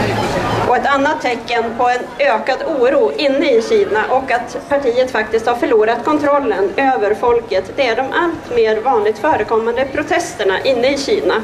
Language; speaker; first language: Swedish; native; Swedish